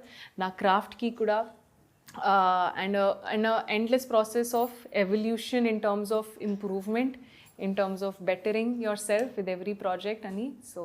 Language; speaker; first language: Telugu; non-native, fluent; Hindi